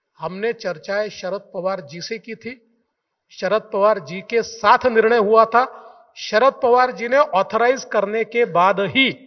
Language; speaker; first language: Hindi; non-native, local second language; Marathi